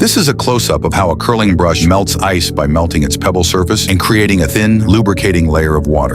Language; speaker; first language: English; native; English